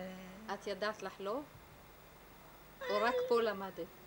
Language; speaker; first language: Hebrew; native; Hebrew